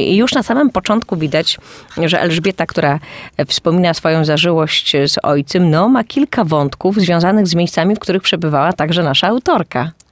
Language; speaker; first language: Polish; native; Polish